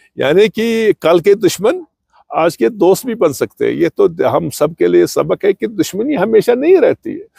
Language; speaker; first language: Urdu; non-native, local second language; Kashmiri